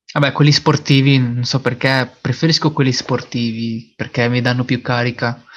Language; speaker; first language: Italian; early bilingual, other home language; Filipino